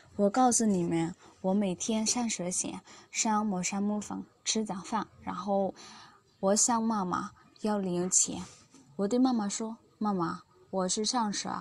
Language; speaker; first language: Chinese; non-native, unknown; Burmese